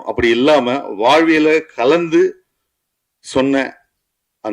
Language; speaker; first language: Tamil; native; Tamil